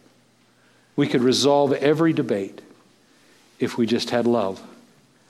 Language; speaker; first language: English; native; English